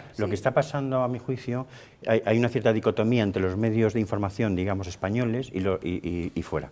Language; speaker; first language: Spanish; native; Spanish